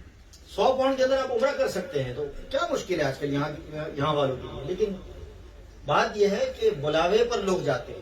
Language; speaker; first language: Urdu; native; Urdu